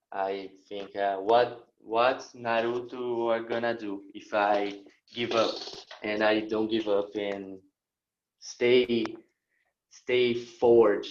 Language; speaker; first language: English; non-native, learner; Portuguese